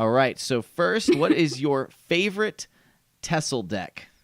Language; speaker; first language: English; native; English